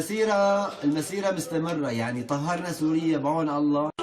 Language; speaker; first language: Arabic; native; Arabic